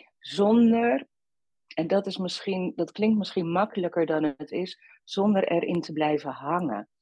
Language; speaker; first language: Dutch; native; Dutch